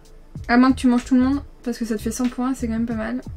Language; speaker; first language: French; native; French